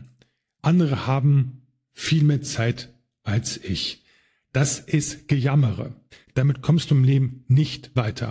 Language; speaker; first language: German; native; German